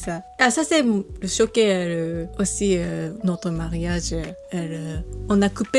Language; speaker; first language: French; non-native, learner; Japanese